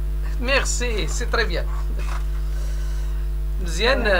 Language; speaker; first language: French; non-native, local second language; Arabic